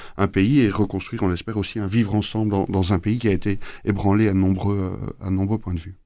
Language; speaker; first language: French; native; French